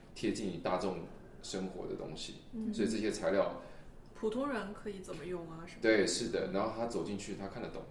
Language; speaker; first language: Chinese; native; Chinese